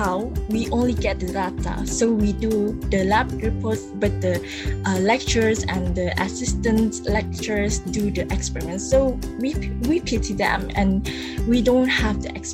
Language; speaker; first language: English; non-native, local second language; Malay